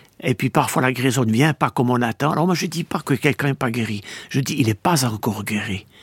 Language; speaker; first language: French; native; French